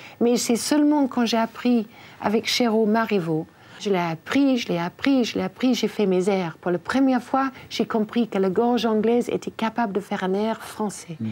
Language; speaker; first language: French; non-native, fluent; English